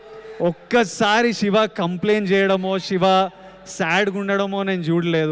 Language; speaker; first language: Telugu; native; Telugu